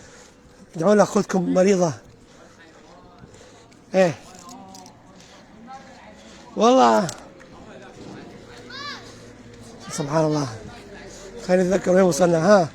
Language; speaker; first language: Arabic; native; Arabic